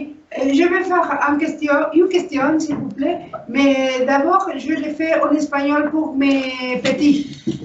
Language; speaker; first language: French; non-native, learner; Spanish